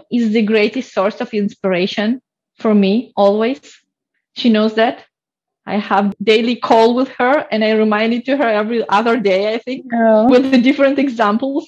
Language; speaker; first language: English; non-native, fluent; Russian